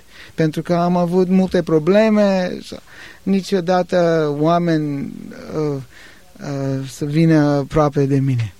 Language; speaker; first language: Romanian; non-native, learner; English